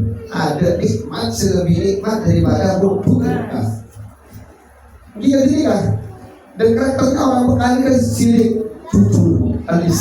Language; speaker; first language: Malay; non-native, local second language; Javanese